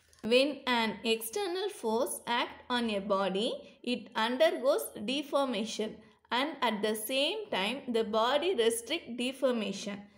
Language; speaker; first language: English; non-native, local second language; Tamil